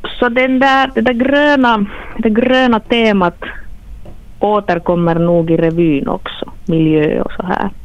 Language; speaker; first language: Swedish; native; Swedish